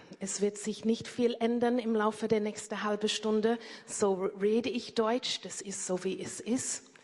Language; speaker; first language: German; non-native, fluent; English